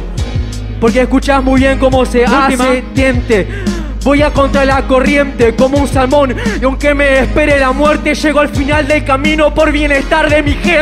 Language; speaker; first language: Spanish; native; Spanish